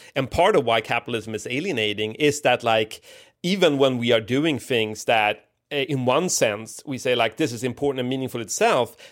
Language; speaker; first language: English; non-native, fluent; Swedish